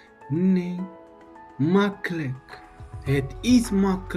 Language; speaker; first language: Dutch; non-native, fluent; Tigrinya